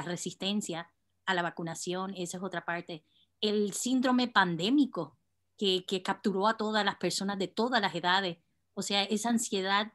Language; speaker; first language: Spanish; native; Spanish